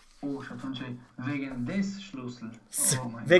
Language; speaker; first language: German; non-native, learner; Romanian